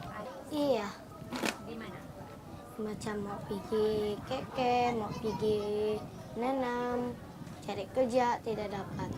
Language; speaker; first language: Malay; early bilingual, other home language; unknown